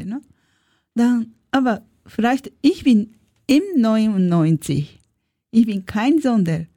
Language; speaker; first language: German; non-native, learner; Japanese